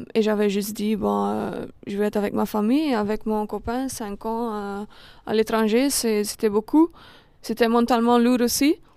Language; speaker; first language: French; non-native, local second language; Dutch